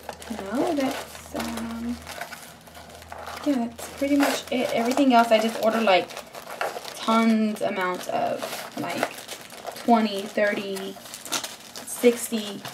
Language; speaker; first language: English; native; English